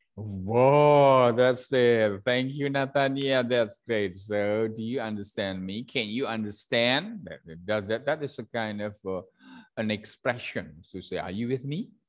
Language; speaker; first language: English; non-native, fluent; Indonesian